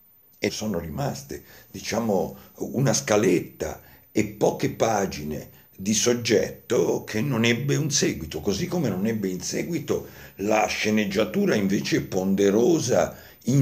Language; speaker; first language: Italian; native; Italian